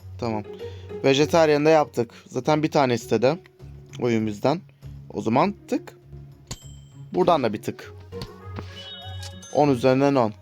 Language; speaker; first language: Turkish; native; Turkish